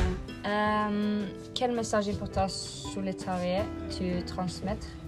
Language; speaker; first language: French; non-native, learner; Norwegian